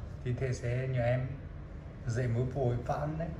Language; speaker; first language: Vietnamese; non-native, fluent; Chinese